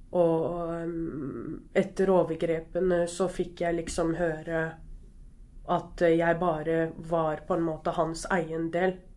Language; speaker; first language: Norwegian; early bilingual, other home language; Arabic